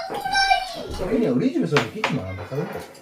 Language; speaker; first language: Korean; native; Korean